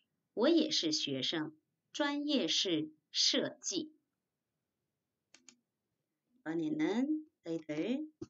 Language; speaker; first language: Chinese; non-native, fluent; Korean